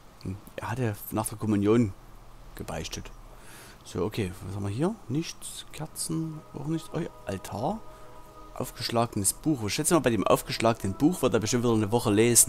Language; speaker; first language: German; native; German